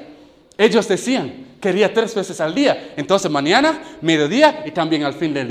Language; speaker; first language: Spanish; non-native, learner; English